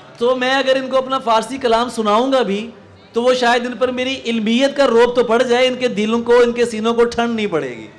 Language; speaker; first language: Urdu; non-native, local second language; Punjabi